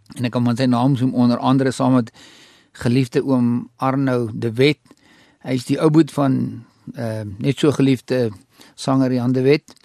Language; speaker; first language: Afrikaans; native; Afrikaans